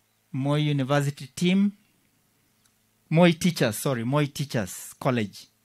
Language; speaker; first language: English; non-native, local second language; Kalenjin